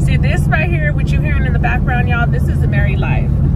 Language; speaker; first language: English; early bilingual, other home language; Spanish